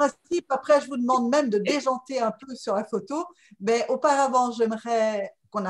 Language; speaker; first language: French; native; French